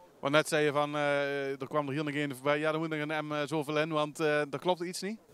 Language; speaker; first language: Dutch; native; Dutch